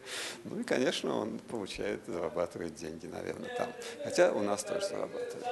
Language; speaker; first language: Russian; native; Russian